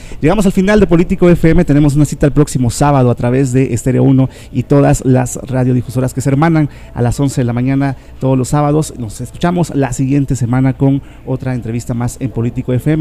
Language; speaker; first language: Spanish; native; Spanish